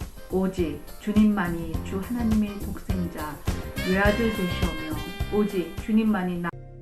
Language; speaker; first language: Korean; native; Korean